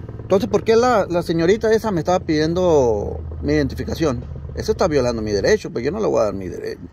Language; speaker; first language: Spanish; early bilingual, heritage; Spanish